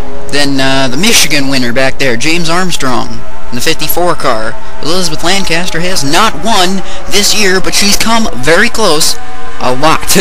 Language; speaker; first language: English; native; English